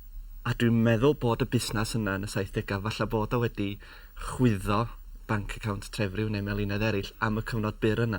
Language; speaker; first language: Welsh; native; Welsh